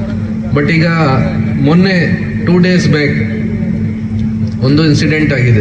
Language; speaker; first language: Kannada; non-native, learner; Hindi